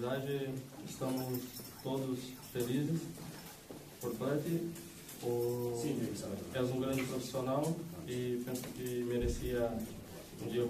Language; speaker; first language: Spanish; non-native, fluent; Portuguese